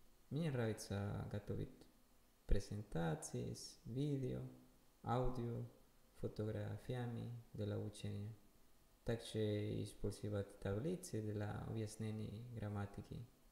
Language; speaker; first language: Russian; non-native, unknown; Spanish